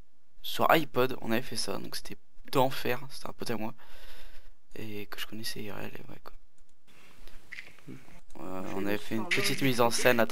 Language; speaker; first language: French; native; French